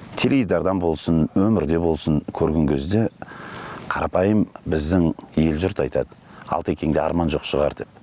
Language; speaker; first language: Kazakh; native; Kazakh